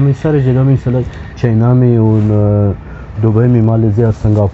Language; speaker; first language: Hindi; non-native, learner; Pashto